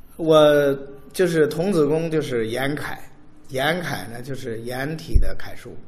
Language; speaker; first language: Chinese; native; Chinese